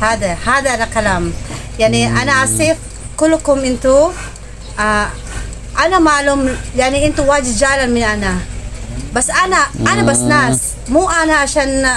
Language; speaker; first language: Arabic; non-native, learner; Filipino